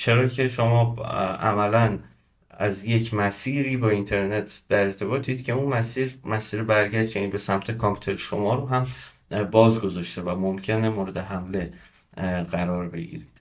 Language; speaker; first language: Persian; native; Persian